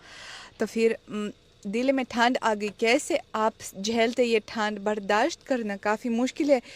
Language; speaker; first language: Hindi; non-native, learner; Russian